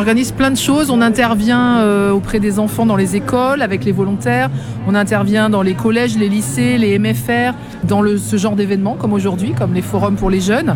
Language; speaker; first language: French; native; French